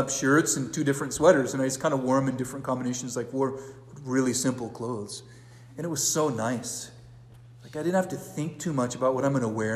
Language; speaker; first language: English; native; English